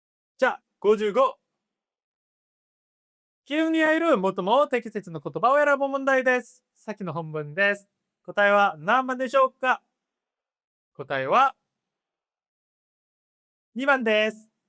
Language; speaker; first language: Japanese; non-native, fluent; Korean